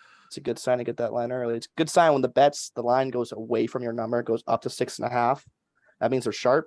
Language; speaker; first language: English; native; English